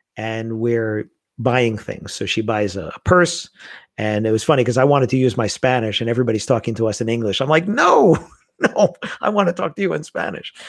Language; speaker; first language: English; native; English